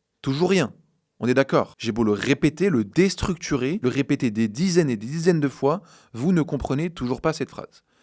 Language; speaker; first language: French; native; French